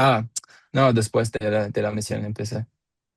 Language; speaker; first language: Spanish; non-native, learner; English